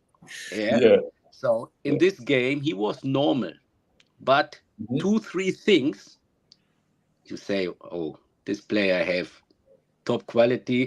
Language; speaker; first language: English; non-native, learner; German